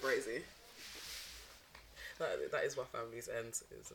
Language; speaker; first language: English; non-native, local second language; French